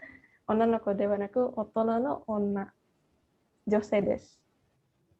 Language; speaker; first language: Japanese; non-native, fluent; Indonesian